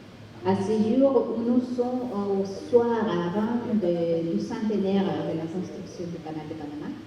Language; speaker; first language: French; non-native, fluent; Spanish